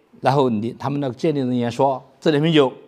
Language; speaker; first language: Chinese; native; Chinese